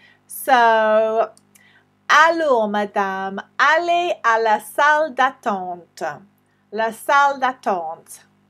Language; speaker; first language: French; non-native, fluent; English